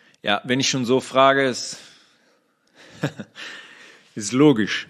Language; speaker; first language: German; native; German